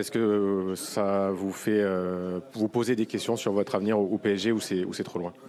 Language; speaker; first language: French; native; French